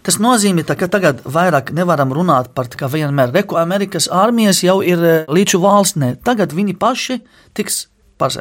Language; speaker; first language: Latvian; non-native, fluent; Arabic